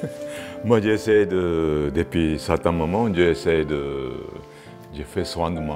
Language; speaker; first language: French; non-native, fluent; Japanese